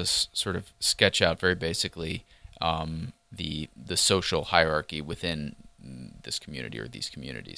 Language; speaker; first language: English; native; English